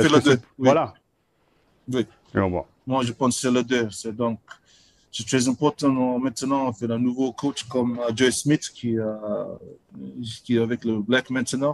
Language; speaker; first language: French; non-native, learner; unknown